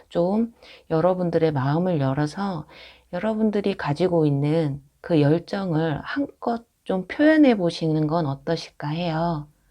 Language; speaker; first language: Korean; native; Korean